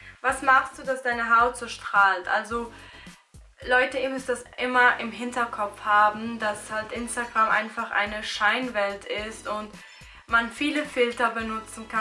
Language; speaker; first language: German; early bilingual, other home language; Albanian